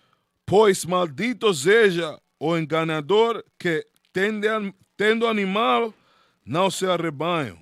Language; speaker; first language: Portuguese; non-native, learner; Spanish